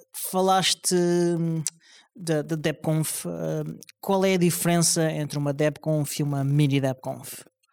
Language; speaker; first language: Portuguese; native; Portuguese